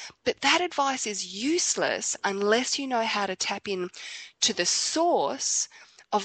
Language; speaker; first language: English; native; English